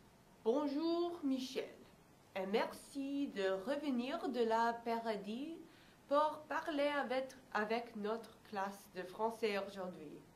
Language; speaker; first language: French; non-native, learner; English